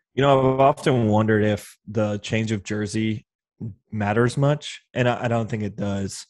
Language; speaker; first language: English; native; English